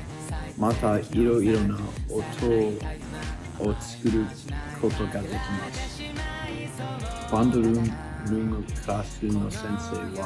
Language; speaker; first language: Japanese; non-native, learner; English